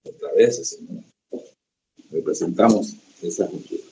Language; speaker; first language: Spanish; native; Spanish